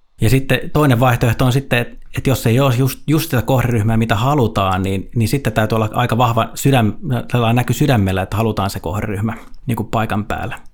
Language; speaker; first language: Finnish; native; Finnish